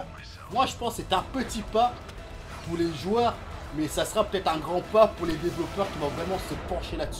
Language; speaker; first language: French; native; French